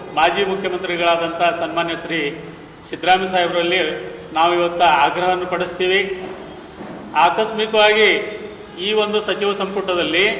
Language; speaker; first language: Kannada; non-native, local second language; Lambadi